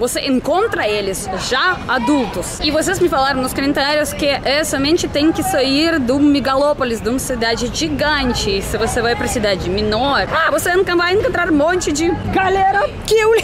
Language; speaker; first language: Portuguese; non-native, fluent; Russian